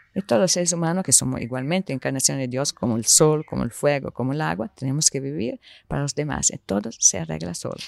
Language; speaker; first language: Spanish; non-native, fluent; Italian